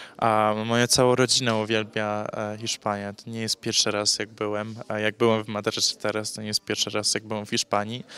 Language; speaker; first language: Polish; early bilingual, heritage; English